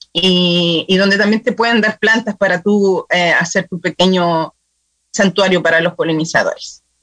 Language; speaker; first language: Spanish; native; Spanish